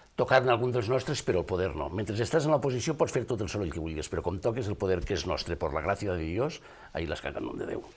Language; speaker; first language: Catalan; native; Catalan